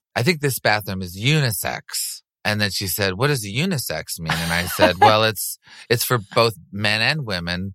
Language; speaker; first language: English; native; English